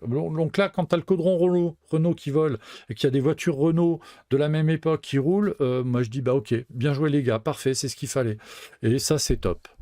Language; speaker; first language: French; native; French